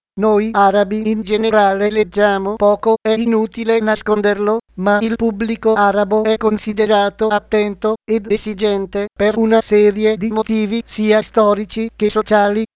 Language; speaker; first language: Italian; non-native, fluent; Arabic